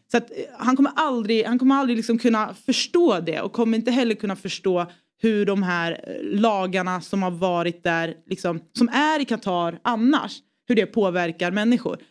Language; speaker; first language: Swedish; early bilingual, other home language; Persian